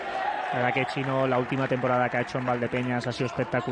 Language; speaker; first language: Spanish; native; Spanish